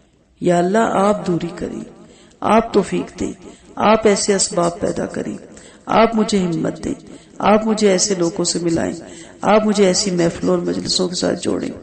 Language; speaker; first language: Urdu; native; Urdu